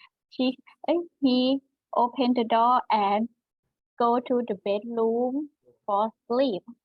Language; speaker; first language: English; non-native, learner; Thai